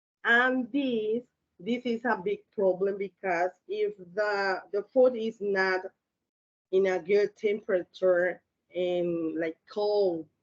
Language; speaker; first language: English; non-native, learner; Spanish